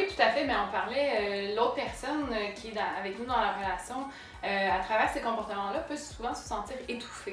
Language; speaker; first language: French; native; French